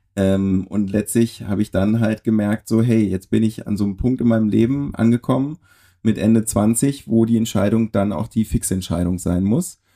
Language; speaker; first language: German; native; German